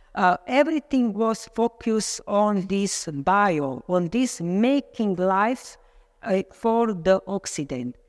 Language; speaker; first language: English; non-native, fluent; Slovenian